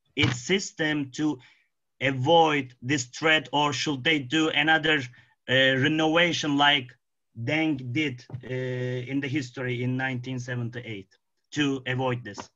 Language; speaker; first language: English; non-native, fluent; Arabic